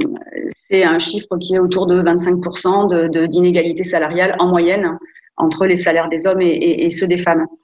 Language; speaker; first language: French; native; French